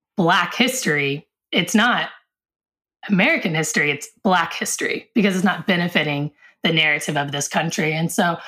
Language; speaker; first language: English; native; English